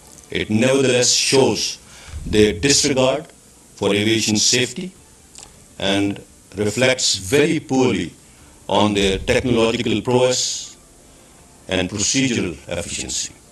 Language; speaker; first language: English; non-native, local second language; Urdu